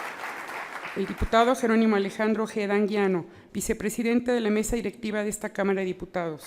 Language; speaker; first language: Spanish; native; Spanish